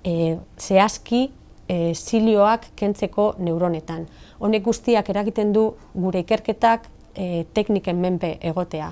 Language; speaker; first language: Basque; non-native, local second language; Spanish